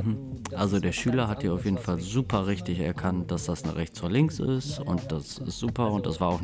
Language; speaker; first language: German; native; German